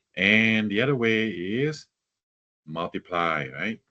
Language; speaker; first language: English; non-native, fluent; Thai